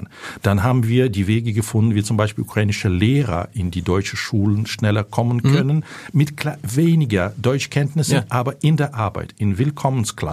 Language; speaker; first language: German; non-native, fluent; Ukrainian